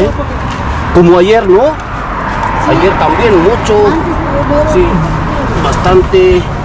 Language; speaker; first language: Spanish; non-native, learner; Filipino